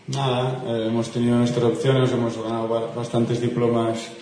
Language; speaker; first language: Spanish; non-native, local second language; Catalan